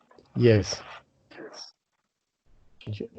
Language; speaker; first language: English; non-native, learner; Spanish